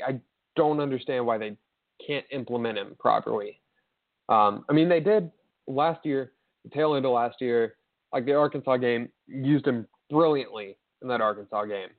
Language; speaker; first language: English; native; English